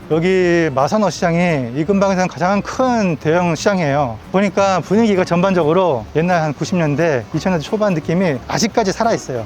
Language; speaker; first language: Korean; native; Korean